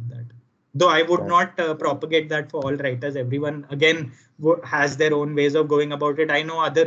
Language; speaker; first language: English; non-native, local second language; Gujarati